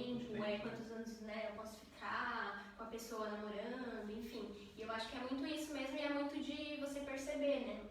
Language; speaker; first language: Portuguese; native; Portuguese